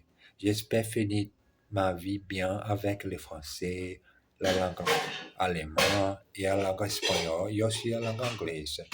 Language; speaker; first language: French; non-native, learner; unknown